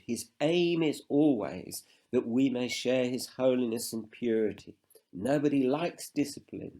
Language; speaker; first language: English; native; English